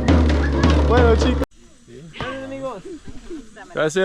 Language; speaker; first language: Spanish; non-native, learner; English